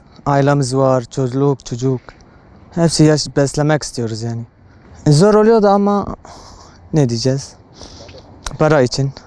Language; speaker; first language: Turkish; non-native, learner; Arabic